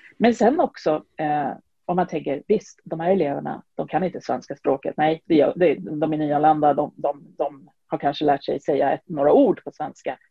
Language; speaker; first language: Swedish; native; Swedish